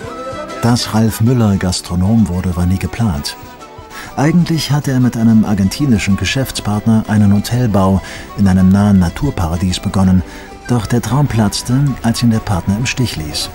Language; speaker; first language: German; native; German